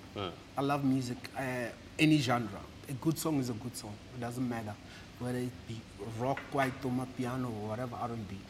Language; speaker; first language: English; non-native, local second language; Southern Sotho